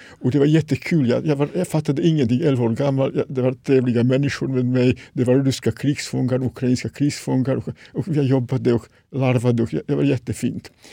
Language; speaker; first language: Swedish; non-native, fluent; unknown